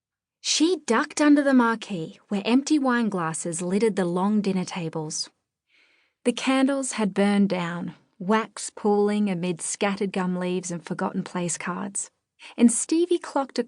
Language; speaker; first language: English; native; English